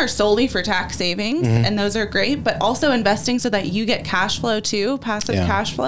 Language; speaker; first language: English; native; English